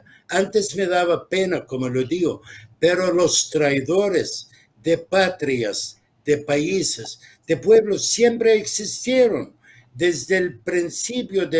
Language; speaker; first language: Spanish; non-native, fluent; Arabic